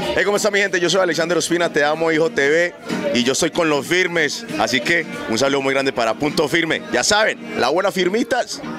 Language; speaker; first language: Spanish; early bilingual, heritage; Spanish